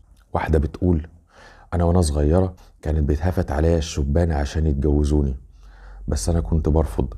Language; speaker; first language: Arabic; native; Arabic